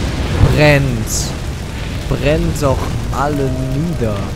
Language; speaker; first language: German; native; German